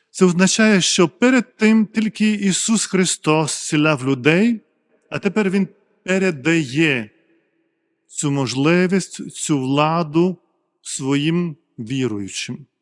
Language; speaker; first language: Ukrainian; non-native, fluent; Lithuanian